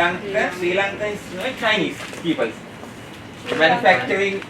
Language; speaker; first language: English; non-native, local second language; Sinhala